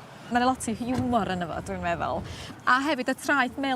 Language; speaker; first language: Welsh; native; Welsh